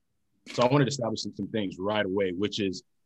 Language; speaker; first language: English; non-native, local second language; Yoruba